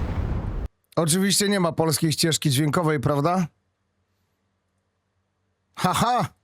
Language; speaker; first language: Polish; native; Polish